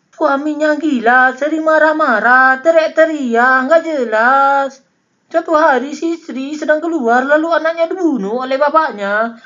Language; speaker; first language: Indonesian; non-native, local second language; Minangkabau